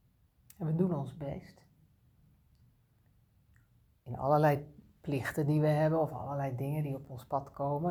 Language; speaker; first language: Dutch; native; Dutch